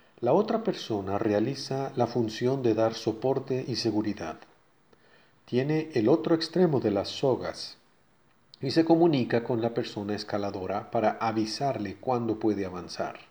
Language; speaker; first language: Spanish; native; Spanish